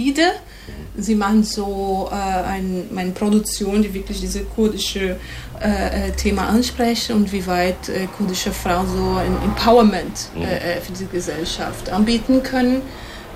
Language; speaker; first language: German; non-native, fluent; Portuguese